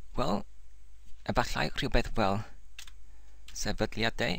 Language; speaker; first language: Welsh; non-native, learner; English